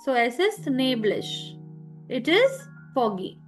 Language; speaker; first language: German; non-native, fluent; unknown